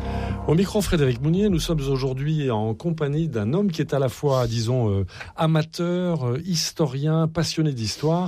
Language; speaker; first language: French; native; French